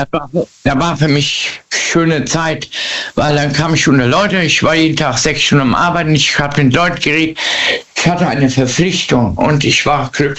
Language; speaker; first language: German; native; German